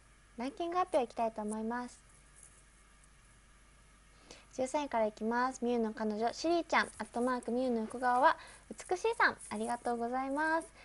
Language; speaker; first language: Japanese; native; Japanese